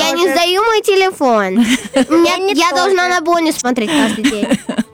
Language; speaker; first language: Russian; early bilingual, heritage; Russian